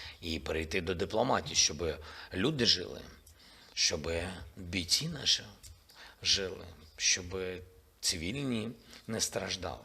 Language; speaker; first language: Ukrainian; non-native, local second language; Russian